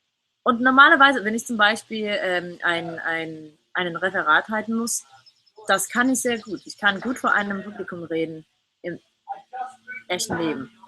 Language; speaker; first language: German; non-native, fluent; English